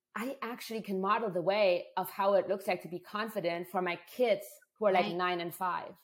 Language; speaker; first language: English; non-native, fluent; German